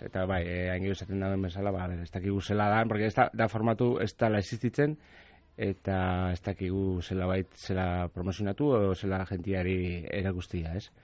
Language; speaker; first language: Basque; native; Basque